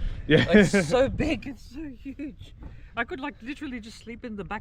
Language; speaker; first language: English; native; English